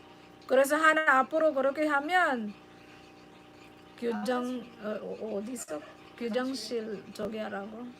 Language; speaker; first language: Korean; non-native, learner; Filipino